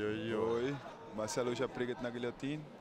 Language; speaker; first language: Russian; non-native, learner; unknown